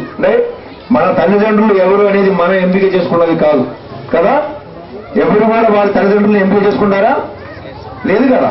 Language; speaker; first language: Telugu; non-native, fluent; Malayalam